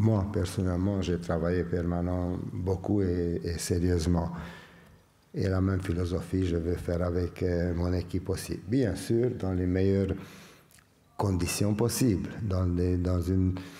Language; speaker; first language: French; non-native, fluent; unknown